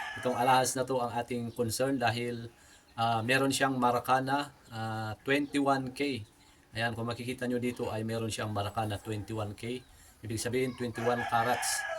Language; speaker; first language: Filipino; native; Filipino